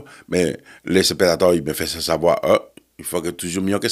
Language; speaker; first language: French; non-native, fluent; Spanish